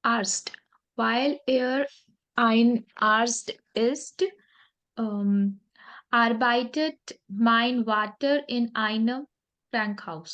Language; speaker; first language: German; non-native, learner; Hindi